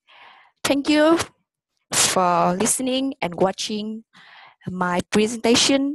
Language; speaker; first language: English; non-native, learner; Vietnamese